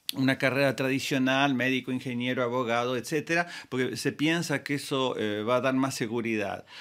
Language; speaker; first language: Spanish; native; Spanish